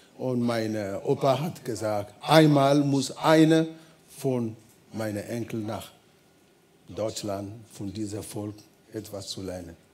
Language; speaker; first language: German; non-native, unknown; Ewe